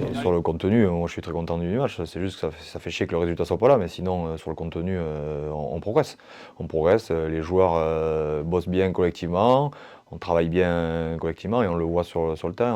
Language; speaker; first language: French; native; French